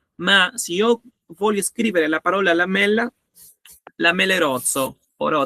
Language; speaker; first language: Italian; non-native, learner; Spanish